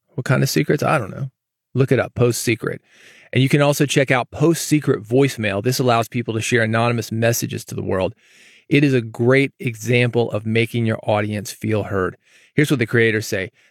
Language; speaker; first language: English; native; English